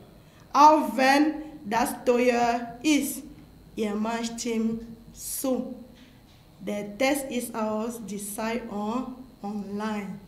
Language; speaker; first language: German; non-native, fluent; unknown